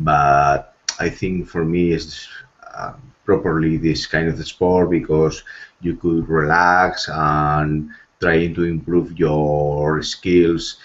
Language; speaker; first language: English; non-native, fluent; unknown